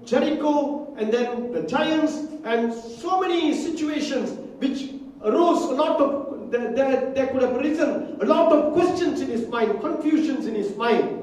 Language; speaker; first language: English; non-native, local second language; Tamil